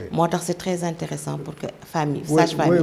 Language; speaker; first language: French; non-native, local second language; Wolof